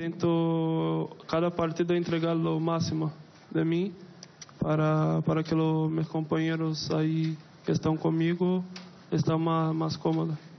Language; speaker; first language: Spanish; non-native, fluent; Portuguese